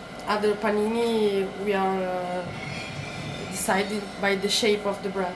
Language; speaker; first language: English; non-native, learner; Italian